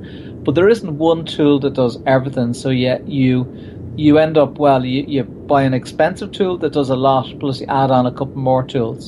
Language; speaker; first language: English; native; English